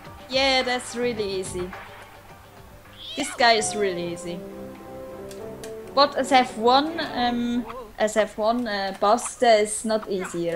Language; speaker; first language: English; non-native, learner; German